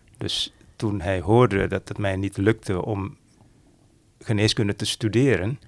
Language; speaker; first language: Dutch; non-native, fluent; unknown